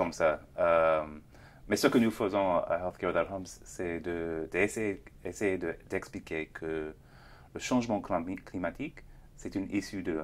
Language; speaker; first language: French; non-native, fluent; English